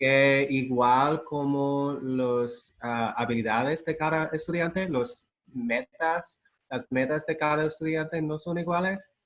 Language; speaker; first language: Spanish; non-native, fluent; English